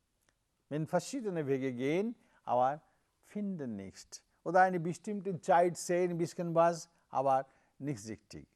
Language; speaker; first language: German; non-native, learner; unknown